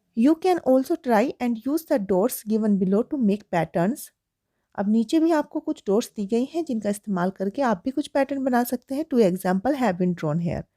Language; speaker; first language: Hindi; native; Hindi